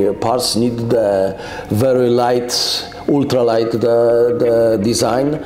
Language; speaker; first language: English; non-native, learner; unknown